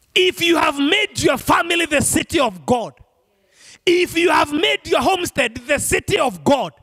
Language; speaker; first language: English; non-native, local second language; Swahili